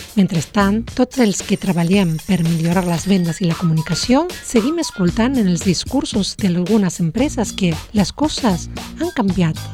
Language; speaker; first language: Catalan; non-native, fluent; Spanish